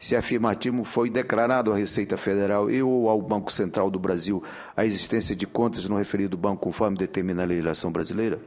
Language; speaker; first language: Portuguese; native; Portuguese